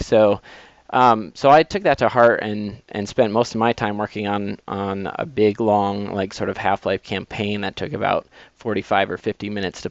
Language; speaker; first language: English; native; English